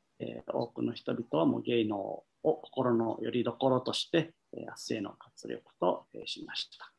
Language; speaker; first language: Japanese; native; Japanese